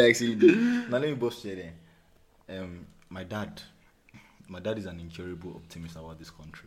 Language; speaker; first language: English; non-native, local second language; Yoruba